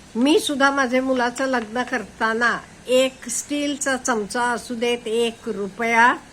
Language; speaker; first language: Marathi; native; Marathi